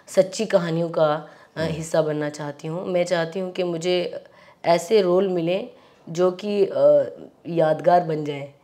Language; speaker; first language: Hindi; native; Hindi